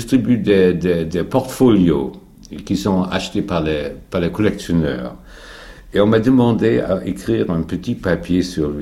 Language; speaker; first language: French; non-native, fluent; German